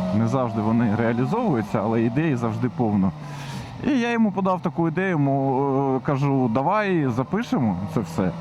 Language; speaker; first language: Ukrainian; non-native, local second language; Russian